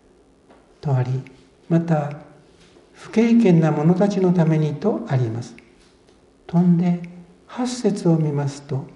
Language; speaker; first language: Japanese; native; Japanese